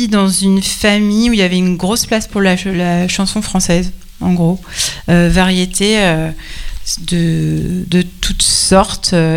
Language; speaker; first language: French; native; French